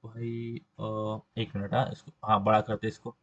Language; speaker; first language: Hindi; non-native, local second language; Marathi